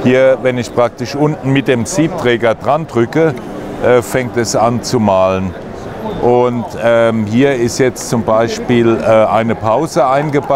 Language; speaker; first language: German; native; German